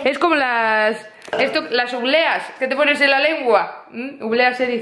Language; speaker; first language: Spanish; native; Spanish